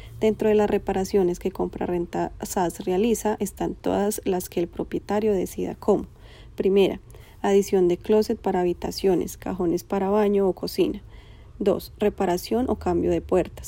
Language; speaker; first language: Spanish; native; Spanish